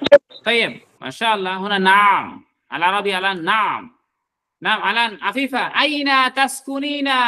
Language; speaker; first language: Arabic; non-native, fluent; Bangla